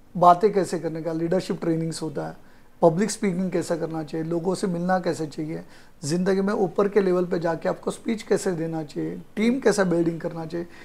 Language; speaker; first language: Hindi; non-native, local second language; Marathi